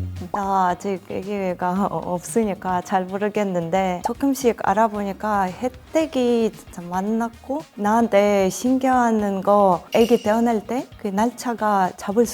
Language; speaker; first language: Korean; non-native, learner; Russian